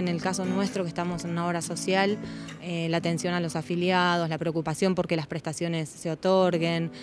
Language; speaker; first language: Spanish; native; Spanish